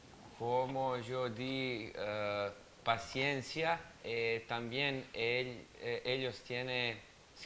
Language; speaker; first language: Spanish; non-native, learner; Serbian